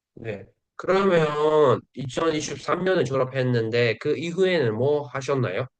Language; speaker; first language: Korean; non-native, fluent; Uzbek